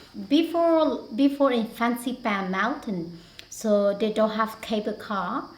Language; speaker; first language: English; non-native, learner; Hmong